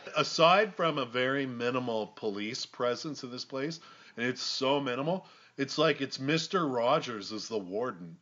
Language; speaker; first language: English; native; English